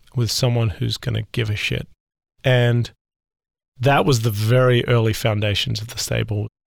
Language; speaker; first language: English; native; English